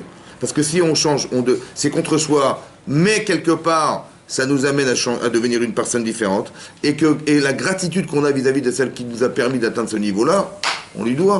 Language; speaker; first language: French; native; French